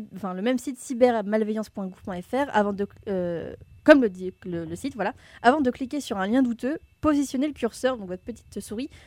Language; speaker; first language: French; native; French